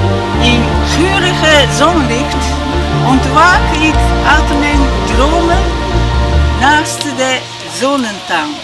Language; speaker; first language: Dutch; non-native, fluent; Japanese